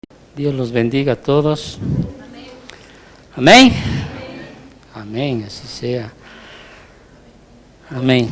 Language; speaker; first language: Spanish; native; Spanish